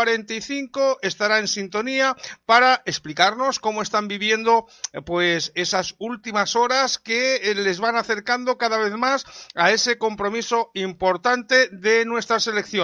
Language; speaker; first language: Spanish; native; Spanish